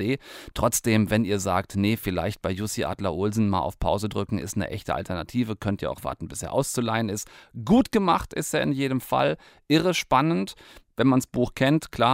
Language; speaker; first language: German; native; German